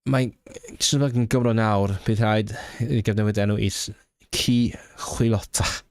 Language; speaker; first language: Welsh; non-native, fluent; Cantonese